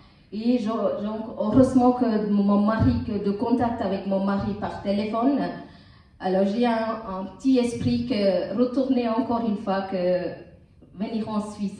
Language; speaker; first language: French; non-native, learner; Tamil